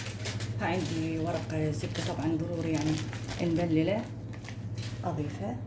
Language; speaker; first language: Arabic; native; Arabic